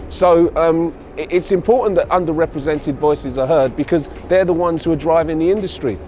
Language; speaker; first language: English; native; English